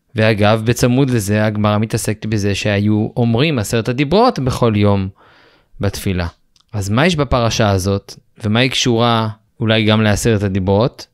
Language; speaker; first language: Hebrew; native; Hebrew